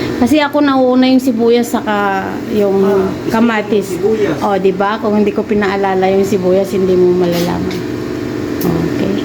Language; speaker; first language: Filipino; non-native, local second language; Iloko